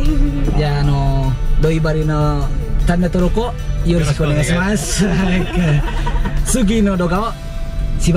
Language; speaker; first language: Japanese; non-native, fluent; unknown